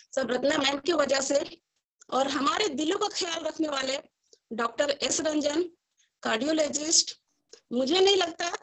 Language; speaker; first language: Hindi; native; Hindi